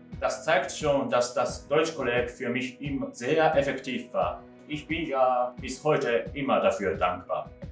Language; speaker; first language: German; non-native, fluent; Japanese